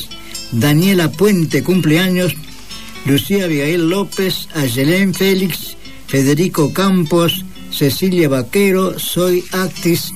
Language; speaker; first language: Spanish; native; Spanish